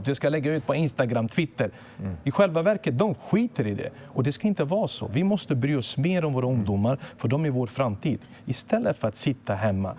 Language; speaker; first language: Swedish; early bilingual, other home language; Serbian